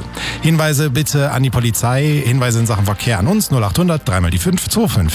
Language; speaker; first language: German; native; German